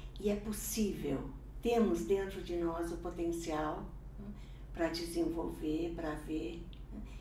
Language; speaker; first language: Portuguese; early bilingual, other home language; Italian